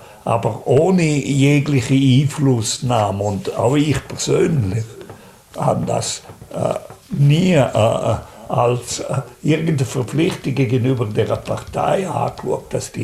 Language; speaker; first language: German; native; German